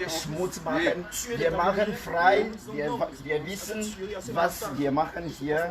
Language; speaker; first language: German; non-native, learner; French